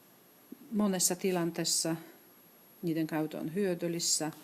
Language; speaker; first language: Finnish; non-native, fluent; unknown